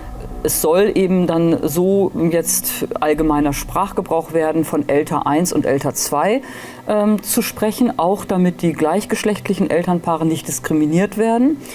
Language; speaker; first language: German; native; German